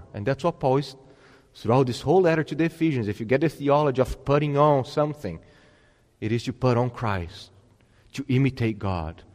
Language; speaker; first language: English; non-native, fluent; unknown